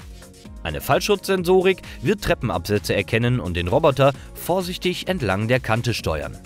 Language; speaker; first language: German; native; German